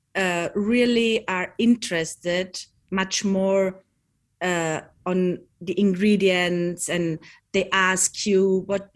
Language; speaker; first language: English; non-native, fluent; German